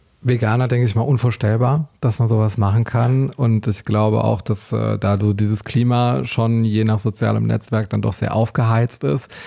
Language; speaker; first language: German; native; German